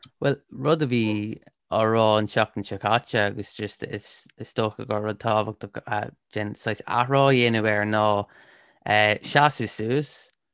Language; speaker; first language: Irish; non-native, local second language; English